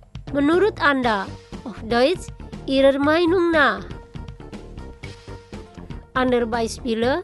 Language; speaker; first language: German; non-native, fluent; Indonesian